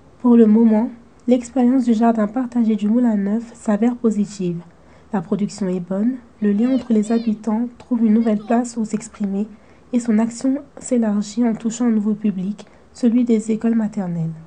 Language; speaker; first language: French; native; French